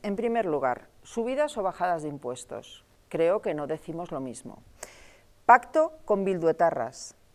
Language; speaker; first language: Spanish; native; Spanish